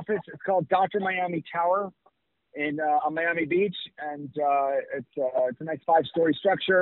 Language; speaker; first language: English; native; English